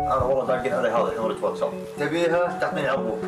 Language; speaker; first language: Arabic; native; Arabic